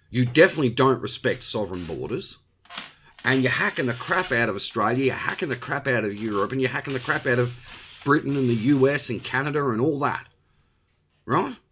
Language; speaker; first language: English; native; English